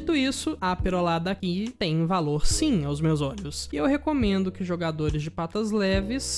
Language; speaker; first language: Portuguese; native; Portuguese